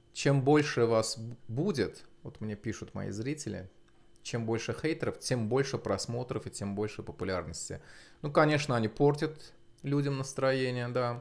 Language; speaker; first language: Russian; non-native, fluent; Azerbaijani